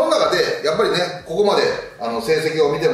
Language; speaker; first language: Japanese; native; Japanese